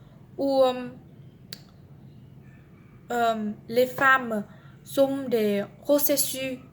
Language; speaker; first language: French; non-native, learner; Vietnamese